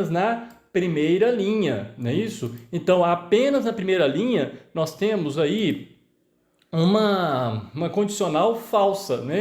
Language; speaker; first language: Portuguese; native; Portuguese